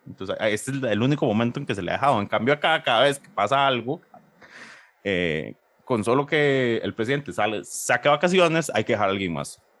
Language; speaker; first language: Spanish; native; Spanish